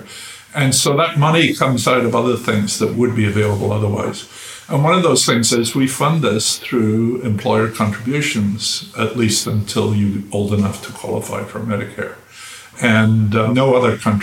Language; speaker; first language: English; native; English